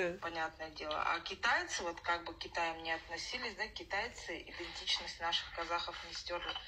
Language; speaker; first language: Russian; non-native, local second language; Kazakh